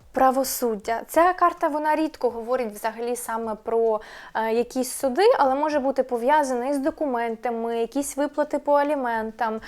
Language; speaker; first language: Ukrainian; non-native, local second language; Russian